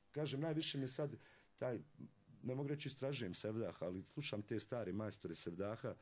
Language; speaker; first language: Serbian; native; Serbian